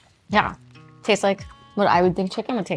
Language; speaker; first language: English; native; English